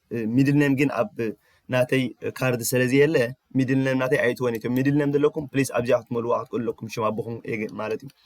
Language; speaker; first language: Tigrinya; early bilingual, heritage; Tigrinya